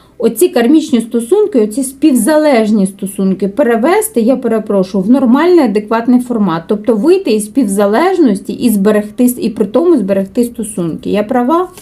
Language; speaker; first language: Ukrainian; non-native, local second language; Russian